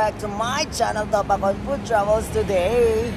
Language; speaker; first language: English; non-native, learner; Filipino